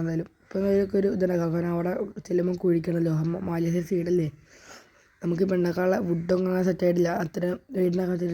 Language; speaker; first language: Malayalam; native; Malayalam